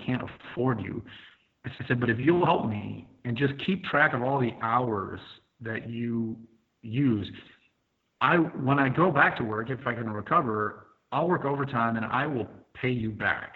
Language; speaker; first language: English; native; English